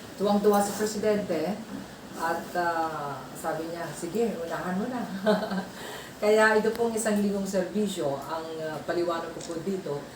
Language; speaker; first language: Filipino; non-native, local second language; Bikol